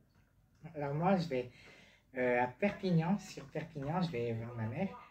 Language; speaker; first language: French; native; French